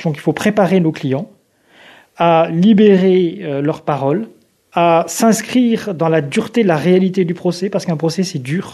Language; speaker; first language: French; native; French